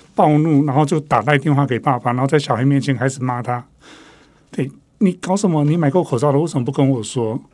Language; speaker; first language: Chinese; non-native, local second language; Min Nan Chinese